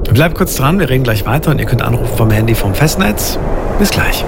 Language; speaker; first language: German; native; German